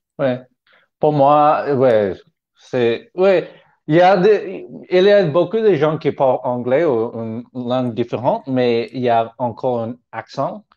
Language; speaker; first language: French; non-native, learner; Cantonese